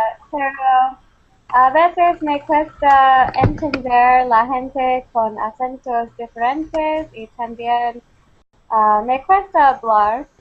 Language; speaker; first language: Spanish; non-native, learner; English